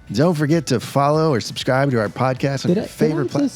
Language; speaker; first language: English; native; English